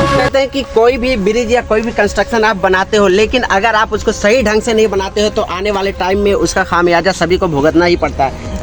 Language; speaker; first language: Hindi; native; Hindi